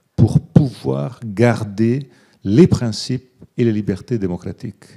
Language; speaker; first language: French; early bilingual, other home language; Italian